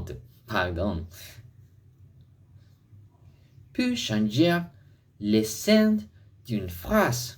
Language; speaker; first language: French; non-native, fluent; Spanish